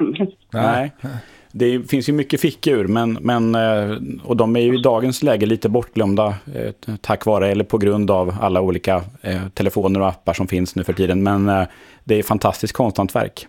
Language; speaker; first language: Swedish; native; Swedish